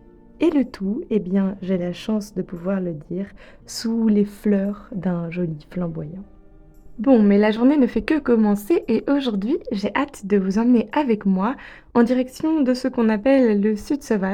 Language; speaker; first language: French; native; French